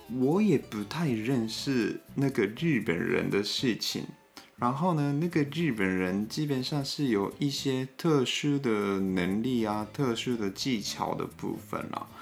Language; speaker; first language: Chinese; non-native, fluent; Japanese